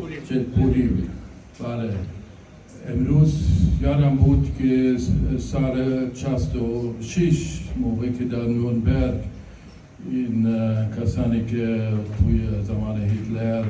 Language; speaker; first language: Persian; non-native, fluent; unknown